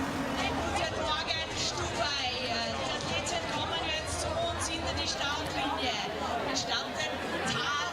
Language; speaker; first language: German; native; German